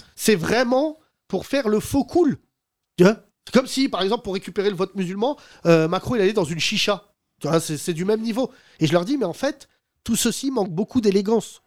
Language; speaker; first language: French; early bilingual, other home language; Arabic